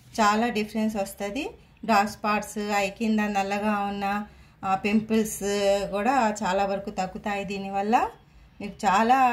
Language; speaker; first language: Hindi; non-native, local second language; Telugu